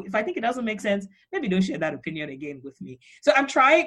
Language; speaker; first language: English; non-native, local second language; Yoruba